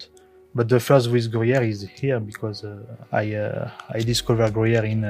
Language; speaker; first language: English; non-native, learner; French